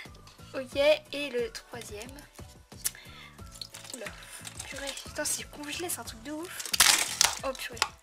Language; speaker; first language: French; native; French